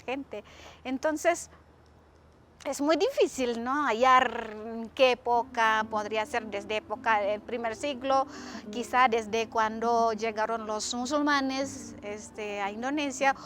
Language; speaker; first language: Spanish; non-native, fluent; Indonesian